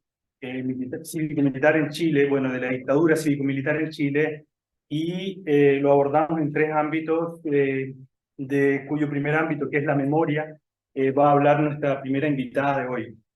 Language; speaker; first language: Spanish; native; Spanish